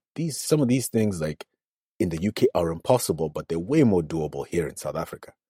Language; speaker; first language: English; non-native, local second language; Shona